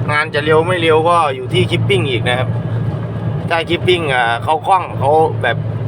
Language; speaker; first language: Thai; non-native, local second language; Northeastern Thai